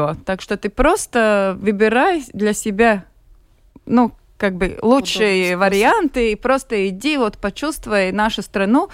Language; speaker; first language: Russian; non-native, local second language; Latvian